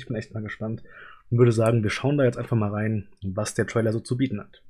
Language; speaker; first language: German; native; German